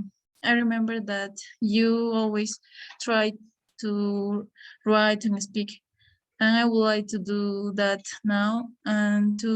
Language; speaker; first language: English; non-native, learner; Spanish